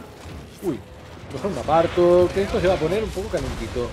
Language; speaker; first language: Spanish; native; Spanish